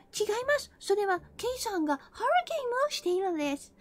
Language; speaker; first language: Japanese; non-native, fluent; English